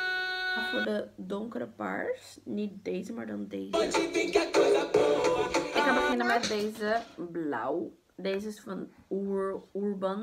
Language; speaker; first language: Dutch; early bilingual, other home language; Portuguese